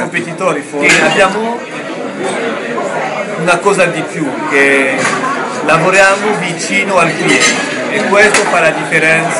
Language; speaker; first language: Italian; non-native, fluent; French